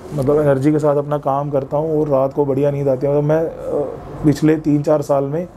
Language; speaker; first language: Hindi; native; Hindi